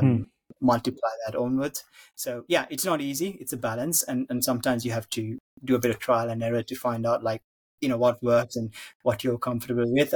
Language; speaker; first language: English; non-native, local second language; Sinhala